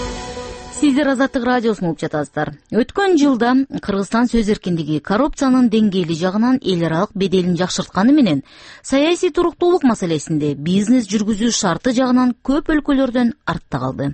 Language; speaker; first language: Kyrgyz; native; Kyrgyz